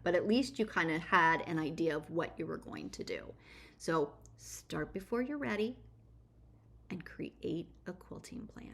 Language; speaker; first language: English; native; English